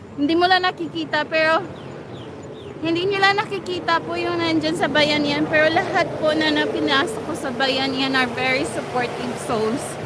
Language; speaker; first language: Filipino; native; Filipino